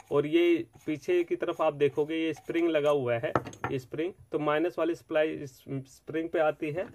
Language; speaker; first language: Hindi; native; Hindi